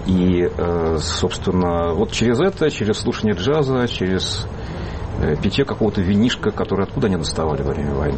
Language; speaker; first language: Russian; native; Russian